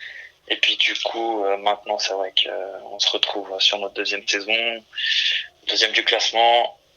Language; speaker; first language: French; early bilingual, other home language; Portuguese